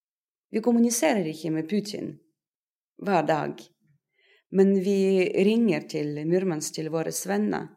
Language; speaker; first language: Norwegian; non-native, fluent; Russian